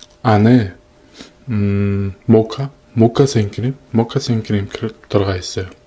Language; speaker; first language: Korean; non-native, fluent; Uzbek